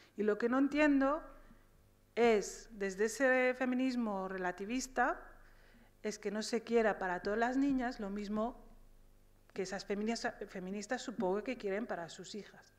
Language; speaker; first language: Spanish; early bilingual, other home language; Riffian